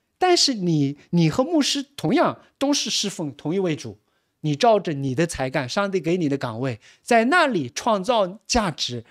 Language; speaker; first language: Chinese; native; Chinese